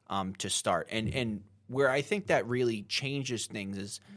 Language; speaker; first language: English; native; English